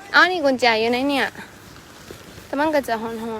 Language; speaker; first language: Thai; native; Thai